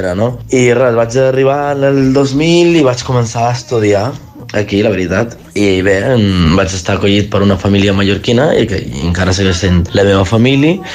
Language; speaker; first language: Catalan; early bilingual, other home language; Arabic